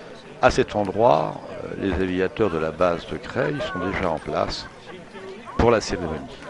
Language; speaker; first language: French; native; French